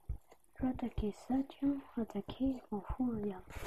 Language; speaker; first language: French; native; French